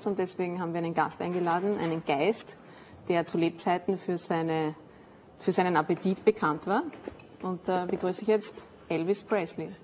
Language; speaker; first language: German; native; German